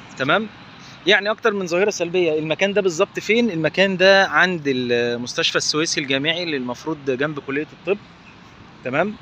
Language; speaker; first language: Egyptian Arabic; native; Egyptian Arabic